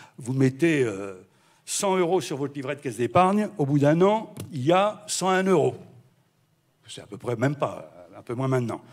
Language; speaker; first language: French; native; French